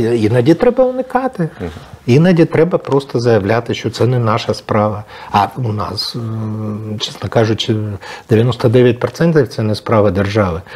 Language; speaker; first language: Ukrainian; non-native, local second language; Russian